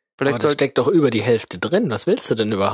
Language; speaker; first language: German; native; German